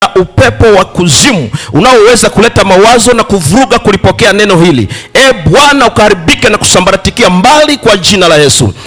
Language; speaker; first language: Swahili; native; Swahili